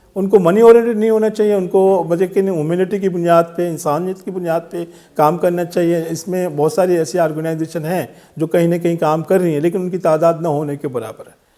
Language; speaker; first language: Urdu; non-native, local second language; Sindhi